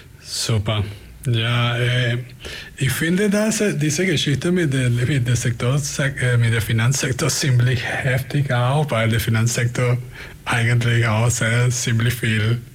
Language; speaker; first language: German; non-native, fluent; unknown